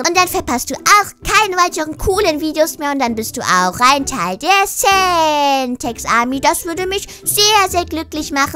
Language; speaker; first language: German; native; German